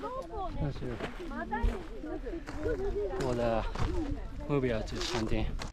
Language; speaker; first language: Chinese; non-native, learner; Japanese